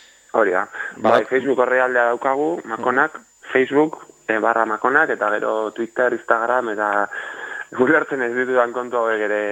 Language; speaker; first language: Basque; native; Basque